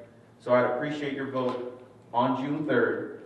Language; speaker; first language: English; native; English